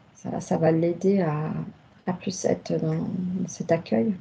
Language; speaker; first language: French; native; French